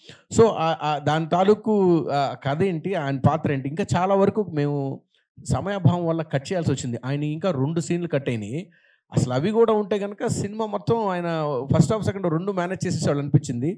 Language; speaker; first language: Telugu; native; Telugu